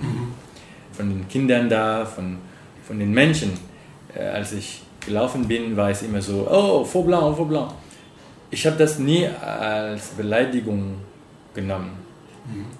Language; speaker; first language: German; non-native, fluent; French